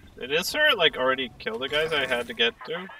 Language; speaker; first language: English; native; English